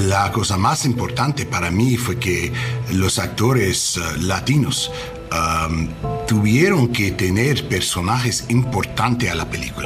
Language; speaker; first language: Spanish; non-native, learner; English